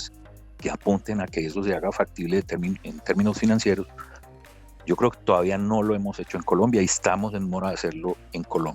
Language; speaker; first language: Spanish; native; Spanish